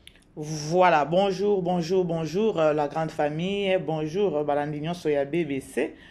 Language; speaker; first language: French; non-native, local second language; Lingala